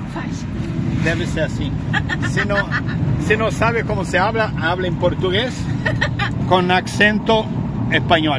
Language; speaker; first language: Spanish; non-native, learner; Portuguese